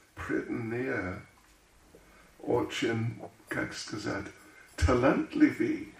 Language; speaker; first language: Russian; non-native, learner; English